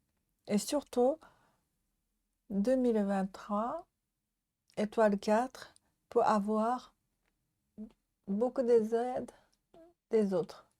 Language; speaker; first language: French; non-native, learner; Japanese